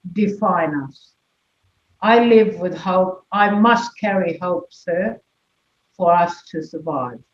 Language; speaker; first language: English; non-native, local second language; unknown